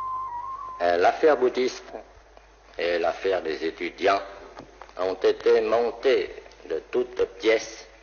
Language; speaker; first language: French; non-native, local second language; Vietnamese